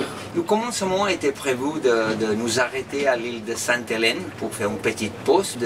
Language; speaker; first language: French; non-native, fluent; Spanish